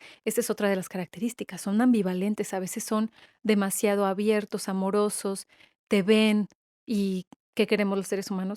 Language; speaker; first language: Spanish; native; Spanish